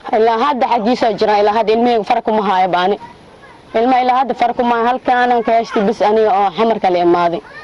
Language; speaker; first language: Somali; native; Somali